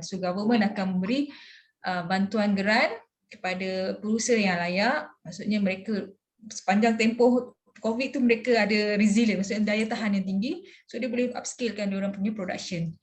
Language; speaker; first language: Malay; native; Malay